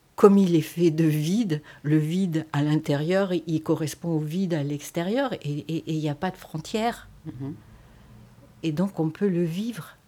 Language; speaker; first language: French; native; French